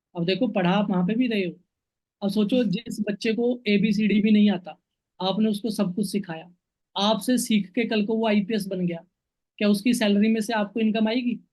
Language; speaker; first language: Hindi; native; Hindi